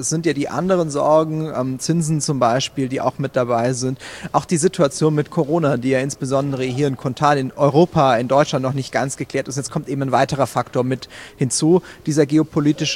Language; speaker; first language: German; native; German